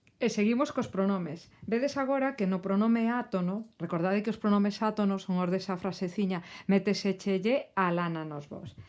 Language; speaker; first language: Galician; native; Galician